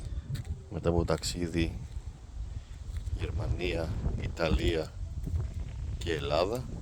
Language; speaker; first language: Greek; early bilingual, heritage; Greek